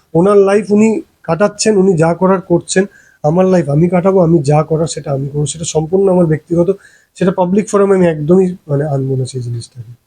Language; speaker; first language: Bangla; early bilingual, heritage; Bangla